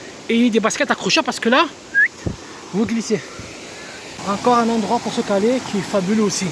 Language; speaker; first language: French; native; French